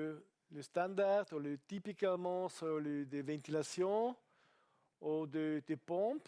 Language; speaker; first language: French; non-native, learner; Italian